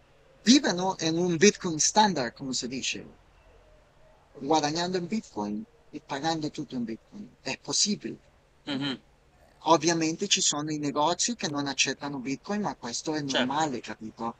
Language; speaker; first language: Italian; non-native, fluent; Spanish